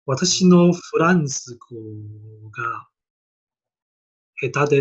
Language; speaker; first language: Japanese; non-native, learner; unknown